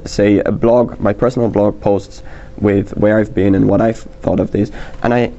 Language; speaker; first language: English; non-native, fluent; Dutch